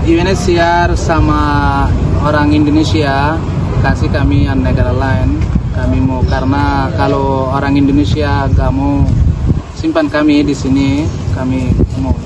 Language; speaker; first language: Indonesian; non-native, learner; Rohingya